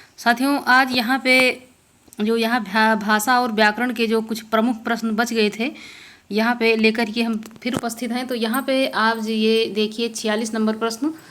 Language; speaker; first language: Hindi; native; Hindi